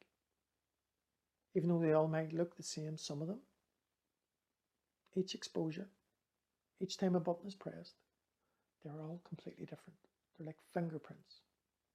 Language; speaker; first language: English; native; English